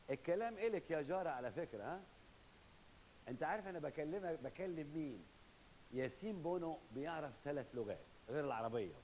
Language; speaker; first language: Arabic; native; Arabic